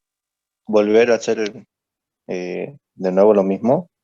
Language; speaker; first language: Spanish; native; Spanish